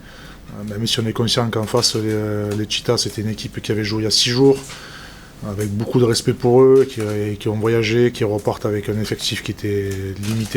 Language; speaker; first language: French; native; French